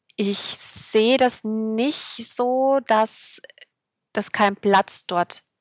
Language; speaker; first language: German; native; German